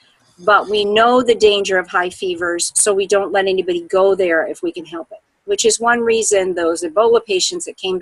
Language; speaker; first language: English; native; English